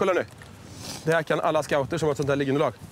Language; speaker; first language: Swedish; native; Swedish